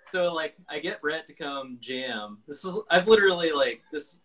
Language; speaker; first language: English; native; English